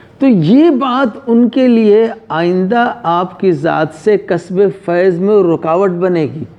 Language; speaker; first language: Urdu; non-native, local second language; Punjabi